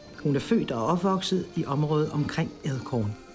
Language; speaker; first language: Danish; native; Danish